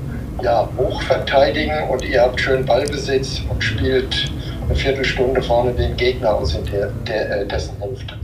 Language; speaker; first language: German; native; German